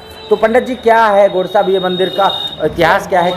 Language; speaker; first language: Hindi; native; Hindi